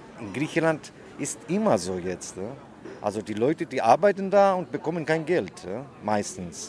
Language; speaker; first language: German; non-native, learner; Greek